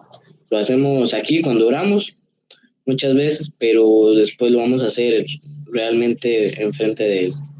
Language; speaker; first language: Spanish; native; Spanish